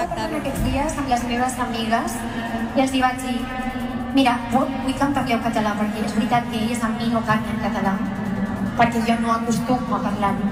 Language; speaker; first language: Catalan; non-native, local second language; Spanish